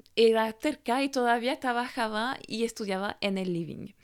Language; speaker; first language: Spanish; non-native, fluent; French